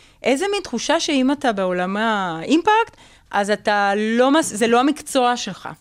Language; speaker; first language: Hebrew; non-native, fluent; Spanish